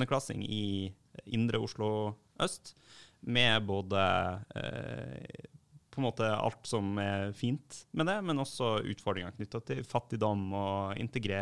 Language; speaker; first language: Norwegian; native; Norwegian